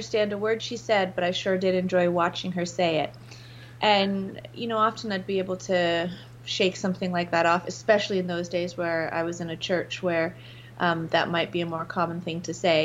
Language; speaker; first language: English; native; English